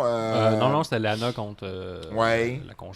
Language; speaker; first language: French; native; French